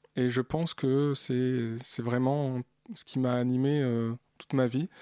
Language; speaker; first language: French; early bilingual, other home language; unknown